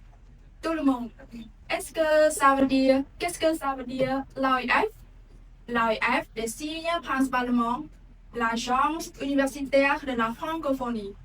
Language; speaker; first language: French; non-native, learner; Khmer